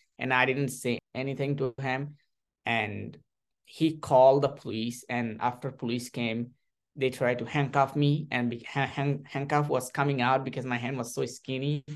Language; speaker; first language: English; non-native, learner; Rohingya